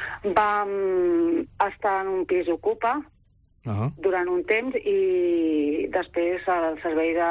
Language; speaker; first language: Catalan; non-native, local second language; Spanish